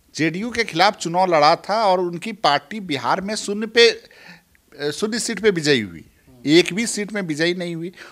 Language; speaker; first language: Hindi; native; Hindi